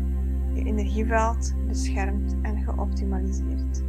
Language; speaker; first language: Dutch; native; Dutch